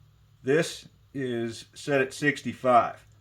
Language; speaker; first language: English; native; English